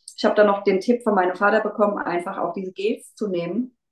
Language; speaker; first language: German; native; German